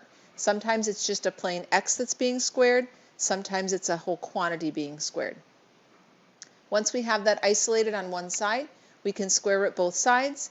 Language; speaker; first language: English; native; English